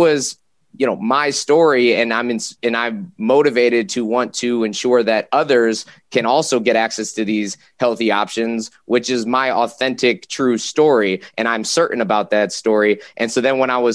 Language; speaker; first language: English; native; English